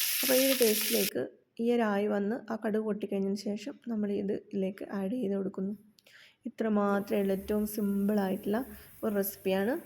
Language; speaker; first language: Malayalam; native; Malayalam